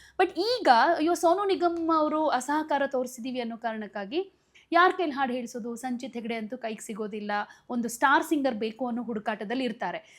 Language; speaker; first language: Kannada; native; Kannada